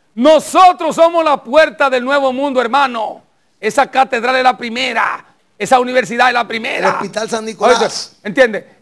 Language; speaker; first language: Spanish; native; Spanish